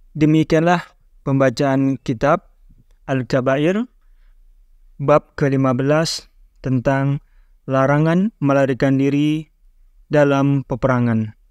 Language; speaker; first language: Malay; native; Malay